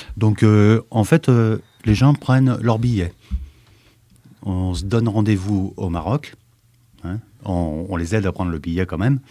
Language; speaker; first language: French; native; French